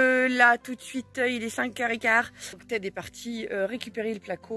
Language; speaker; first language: French; native; French